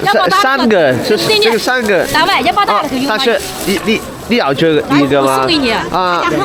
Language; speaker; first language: Chinese; non-native, learner; English